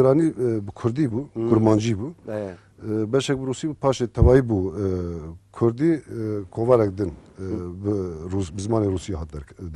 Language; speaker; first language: Kurdish; native; Kurdish